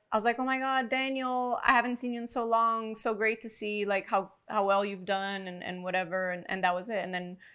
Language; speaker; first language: English; non-native, fluent; Portuguese